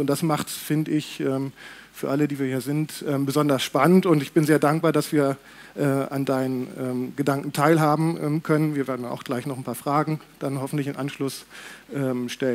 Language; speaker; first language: German; native; German